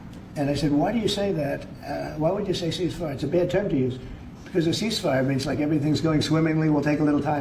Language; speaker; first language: English; native; English